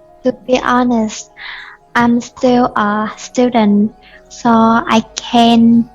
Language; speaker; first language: English; non-native, learner; Vietnamese